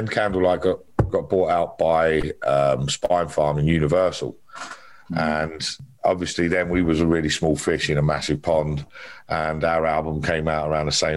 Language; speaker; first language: English; native; English